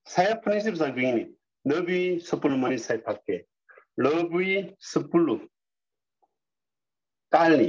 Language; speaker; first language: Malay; non-native, learner; Korean